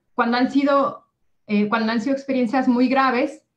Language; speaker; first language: Spanish; native; Spanish